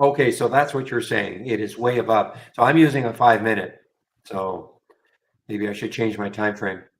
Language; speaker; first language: English; native; English